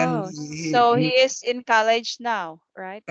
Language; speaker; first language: English; non-native, fluent; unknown